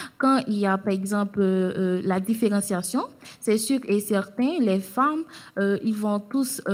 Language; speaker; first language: French; non-native, local second language; Haitian Creole